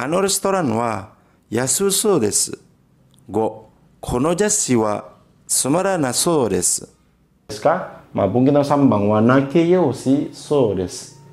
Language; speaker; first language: Japanese; non-native, learner; Indonesian